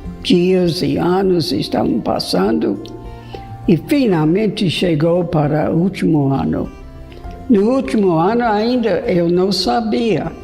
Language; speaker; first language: Portuguese; non-native, fluent; English